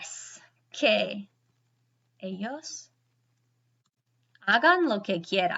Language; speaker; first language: Spanish; non-native, fluent; English